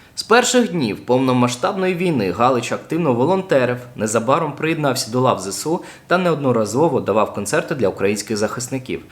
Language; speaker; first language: Ukrainian; non-native, local second language; Russian